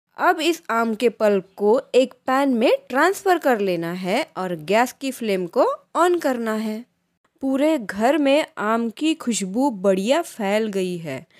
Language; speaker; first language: Hindi; non-native, local second language; Marathi